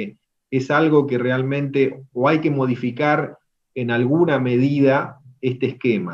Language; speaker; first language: Spanish; native; Spanish